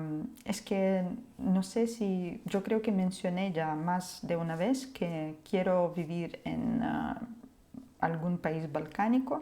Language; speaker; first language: Spanish; non-native, fluent; Ukrainian